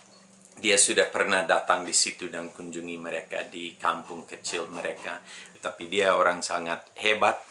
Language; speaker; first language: Indonesian; non-native, fluent; English